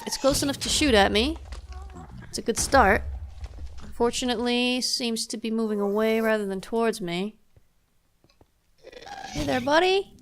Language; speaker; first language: English; native; English